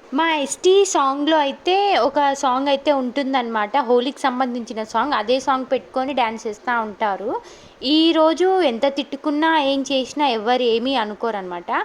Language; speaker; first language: Telugu; non-native, local second language; Lambadi